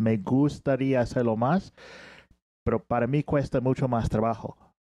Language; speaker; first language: Spanish; non-native, fluent; English